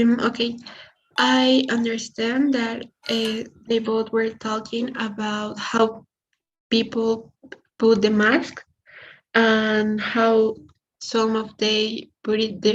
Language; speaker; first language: English; non-native, learner; Spanish